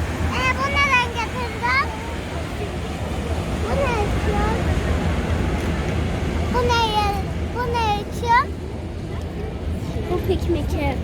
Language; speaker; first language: Turkish; early bilingual, heritage; Turkish